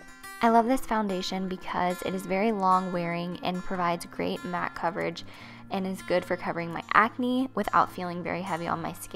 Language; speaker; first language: English; native; English